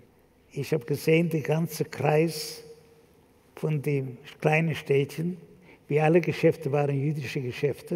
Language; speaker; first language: German; non-native, fluent; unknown